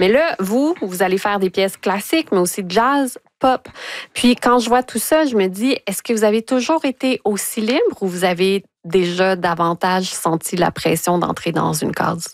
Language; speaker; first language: French; native; French